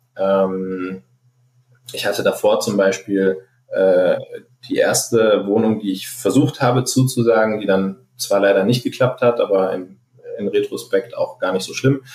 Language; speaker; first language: German; non-native, fluent; Arabic